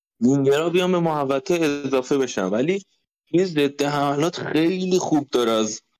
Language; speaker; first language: Persian; native; Persian